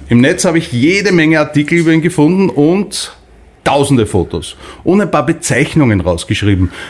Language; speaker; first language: German; native; German